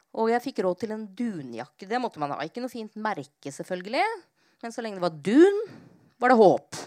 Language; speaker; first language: Norwegian; native; Norwegian